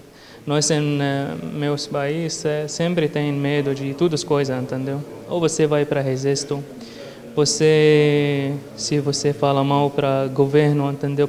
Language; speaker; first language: Portuguese; non-native, learner; Arabic